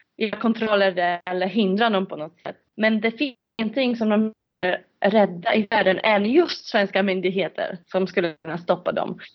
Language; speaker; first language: Swedish; non-native, fluent; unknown